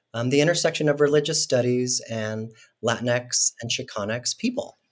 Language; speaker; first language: English; non-native, fluent; Spanish